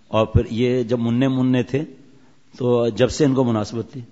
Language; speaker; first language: Urdu; non-native, local second language; Memoni